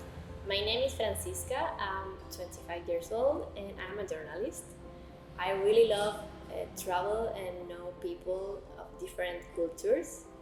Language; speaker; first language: English; non-native, learner; Spanish